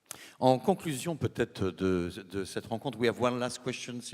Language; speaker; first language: French; native; French